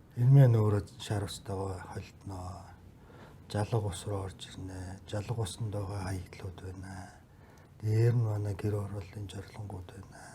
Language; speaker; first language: Mongolian; native; Mongolian